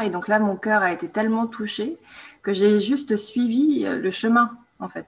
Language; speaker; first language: French; native; French